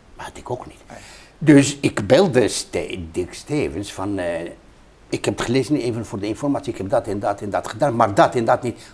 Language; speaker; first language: Dutch; non-native, fluent; Hebrew